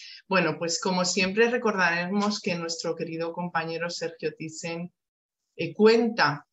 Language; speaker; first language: Spanish; native; Spanish